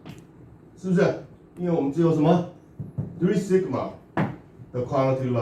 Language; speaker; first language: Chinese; native; Chinese